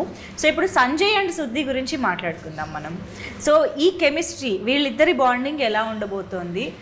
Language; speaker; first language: Telugu; native; Telugu